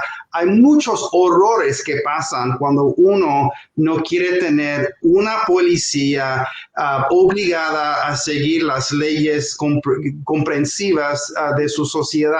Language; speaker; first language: Spanish; non-native, fluent; English